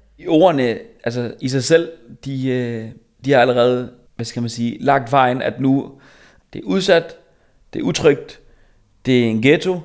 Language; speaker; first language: Danish; native; Danish